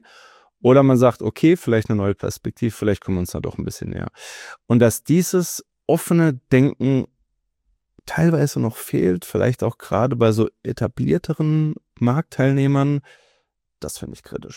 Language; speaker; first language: German; native; German